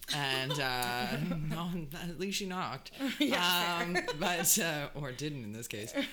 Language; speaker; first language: English; native; English